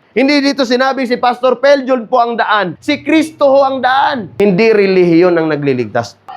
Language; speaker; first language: Filipino; non-native, local second language; Cebuano